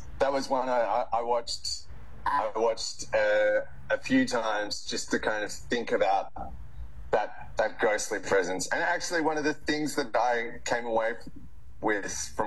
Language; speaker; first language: English; native; English